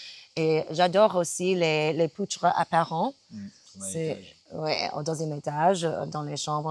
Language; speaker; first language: French; non-native, fluent; English